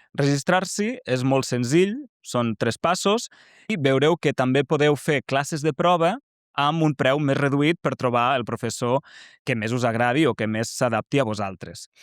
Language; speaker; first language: Catalan; native; Catalan